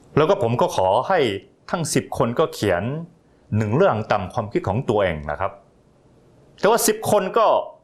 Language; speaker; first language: Thai; non-native, fluent; Korean